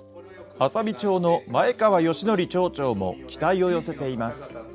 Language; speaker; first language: Japanese; native; Japanese